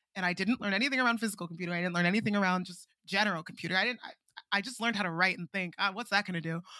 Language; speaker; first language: English; non-native, local second language; Igbo